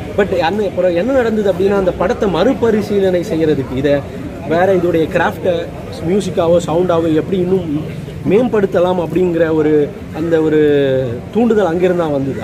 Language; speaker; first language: Tamil; native; Tamil